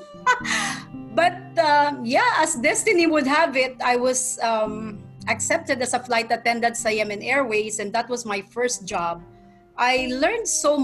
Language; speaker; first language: English; non-native, local second language; Tausug